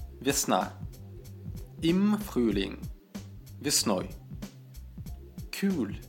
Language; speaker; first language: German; non-native, fluent; Russian